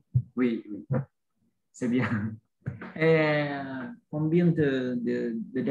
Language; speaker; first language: French; non-native, learner; Vietnamese